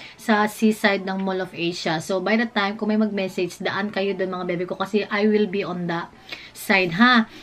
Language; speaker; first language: Filipino; native; Filipino